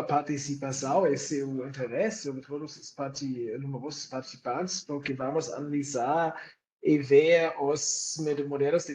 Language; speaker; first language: Portuguese; non-native, fluent; German